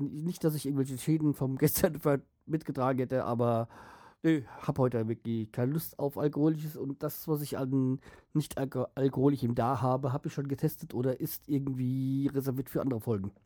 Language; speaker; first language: German; native; German